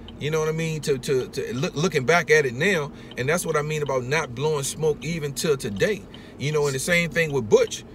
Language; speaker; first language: English; native; English